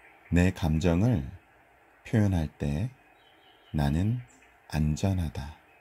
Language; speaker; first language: Korean; native; Korean